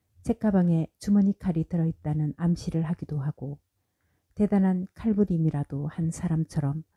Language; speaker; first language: Korean; native; Korean